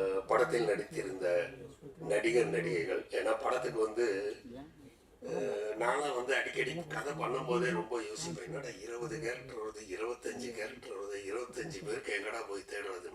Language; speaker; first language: Tamil; native; Tamil